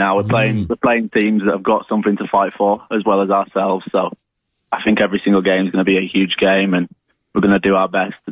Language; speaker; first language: English; native; English